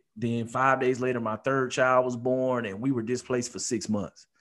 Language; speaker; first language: English; native; English